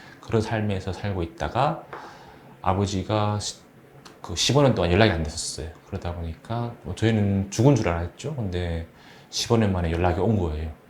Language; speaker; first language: Korean; native; Korean